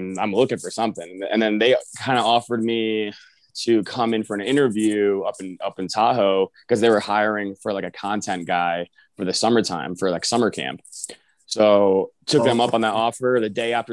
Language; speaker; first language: English; native; English